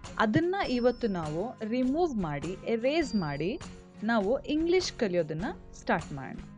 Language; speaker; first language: Kannada; non-native, local second language; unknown